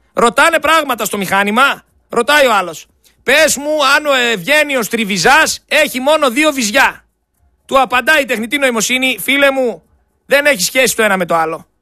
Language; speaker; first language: Greek; native; Greek